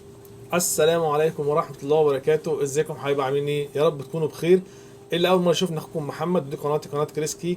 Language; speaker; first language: Arabic; native; Arabic